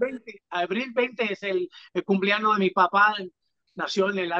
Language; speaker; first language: Spanish; early bilingual, heritage; English